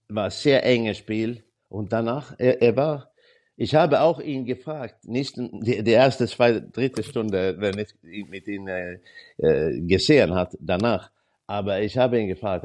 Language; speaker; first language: German; non-native, learner; Swedish